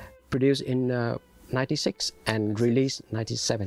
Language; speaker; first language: English; non-native, fluent; Vietnamese